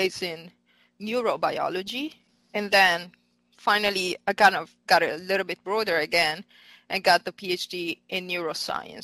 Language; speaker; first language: English; non-native, fluent; Italian